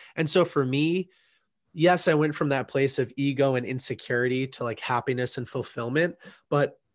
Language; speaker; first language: English; native; English